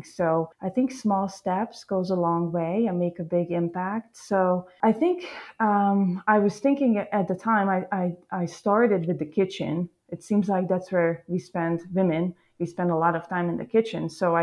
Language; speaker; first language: English; non-native, fluent; Hungarian